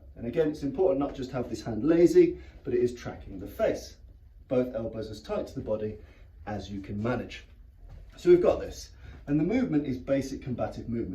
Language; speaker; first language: English; native; English